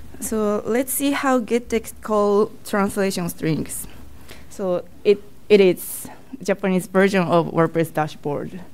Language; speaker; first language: English; non-native, learner; Japanese